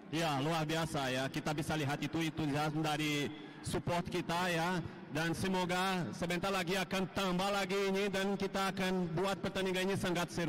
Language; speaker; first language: Indonesian; non-native, fluent; Portuguese